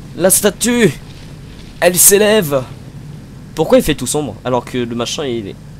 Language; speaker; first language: French; native; French